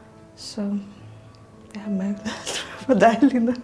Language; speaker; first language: Danish; non-native, learner; Russian